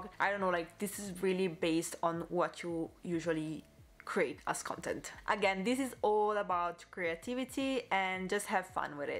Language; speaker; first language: English; non-native, fluent; Italian